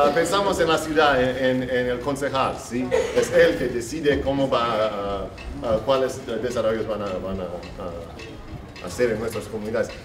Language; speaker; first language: Spanish; non-native, learner; English